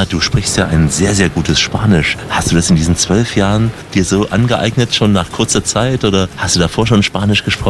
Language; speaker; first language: German; native; German